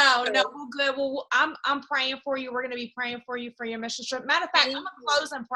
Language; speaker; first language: English; native; English